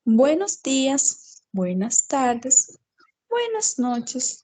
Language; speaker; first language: Spanish; non-native, learner; Portuguese